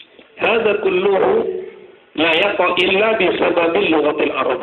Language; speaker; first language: Arabic; non-native, fluent; Madurese